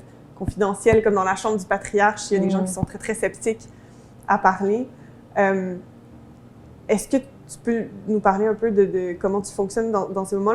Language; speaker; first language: French; native; French